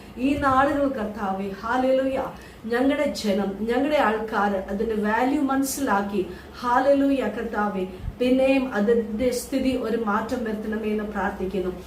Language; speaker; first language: Malayalam; early bilingual, heritage; Malayalam